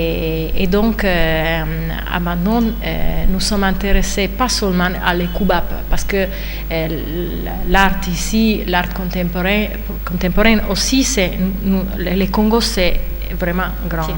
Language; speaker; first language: French; non-native, fluent; Italian